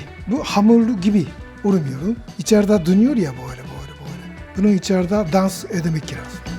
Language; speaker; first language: Turkish; non-native, learner; Japanese